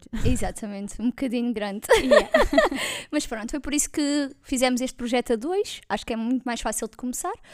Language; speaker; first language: Portuguese; native; Portuguese